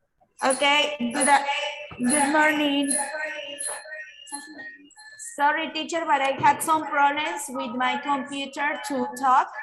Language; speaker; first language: English; non-native, fluent; Spanish